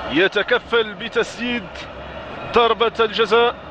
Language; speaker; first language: Arabic; native; Arabic